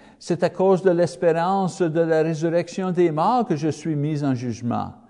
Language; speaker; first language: French; native; French